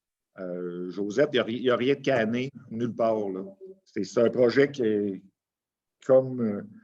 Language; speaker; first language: French; native; French